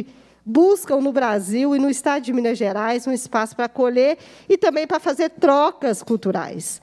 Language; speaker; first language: Portuguese; native; Portuguese